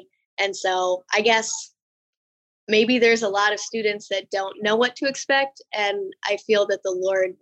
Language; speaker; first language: English; native; English